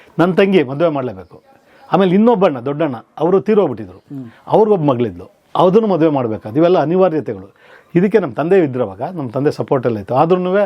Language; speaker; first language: Kannada; native; Kannada